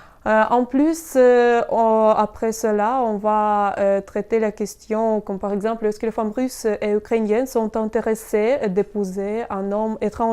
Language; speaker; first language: French; non-native, fluent; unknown